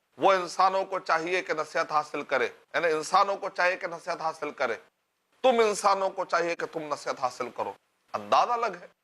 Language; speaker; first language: Urdu; native; Urdu